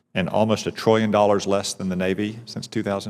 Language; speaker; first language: English; native; English